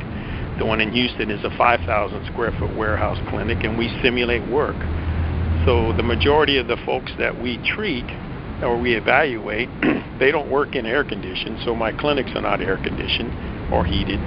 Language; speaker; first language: English; native; English